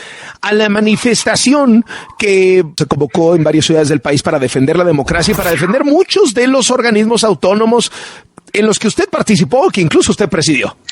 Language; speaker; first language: Spanish; native; Spanish